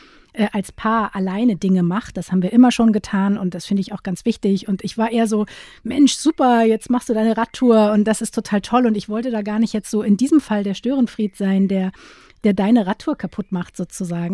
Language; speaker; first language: German; native; German